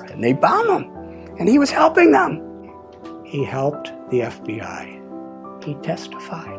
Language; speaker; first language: English; native; English